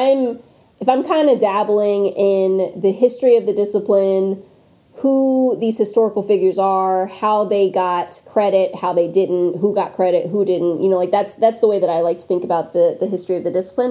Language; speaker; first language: English; native; English